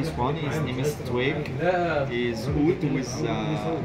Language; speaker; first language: English; non-native, learner; Arabic